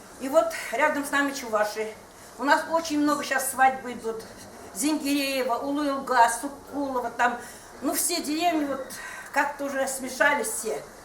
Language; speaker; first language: Russian; non-native, local second language; Udmurt